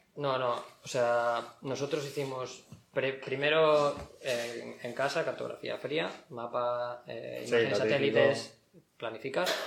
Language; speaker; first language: Spanish; native; Spanish